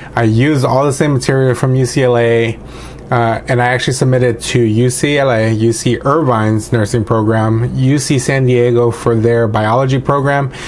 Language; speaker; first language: English; native; English